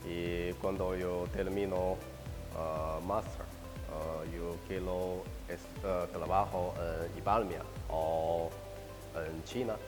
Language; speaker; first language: Spanish; non-native, learner; Chinese